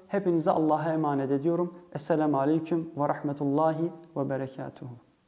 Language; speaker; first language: Turkish; early bilingual, heritage; Turkish